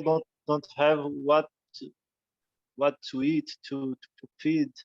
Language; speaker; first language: English; non-native, learner; Portuguese